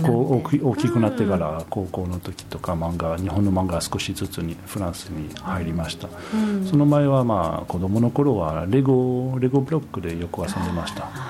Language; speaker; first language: Japanese; non-native, fluent; French